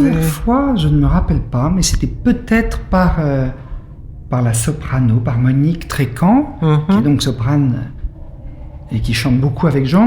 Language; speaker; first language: French; native; French